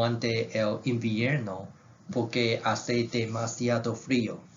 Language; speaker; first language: Spanish; non-native, learner; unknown